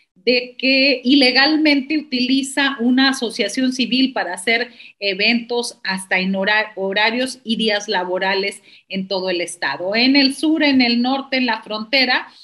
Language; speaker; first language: Spanish; native; Spanish